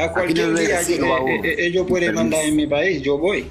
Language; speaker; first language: Spanish; non-native, learner; Haitian Creole